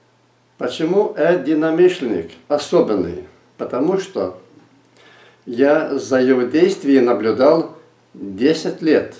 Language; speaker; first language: Russian; non-native, local second language; Lithuanian